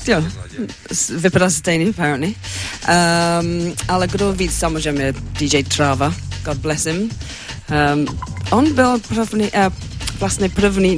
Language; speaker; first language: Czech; non-native, learner; English